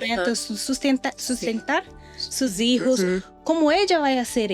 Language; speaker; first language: Spanish; non-native, learner; Portuguese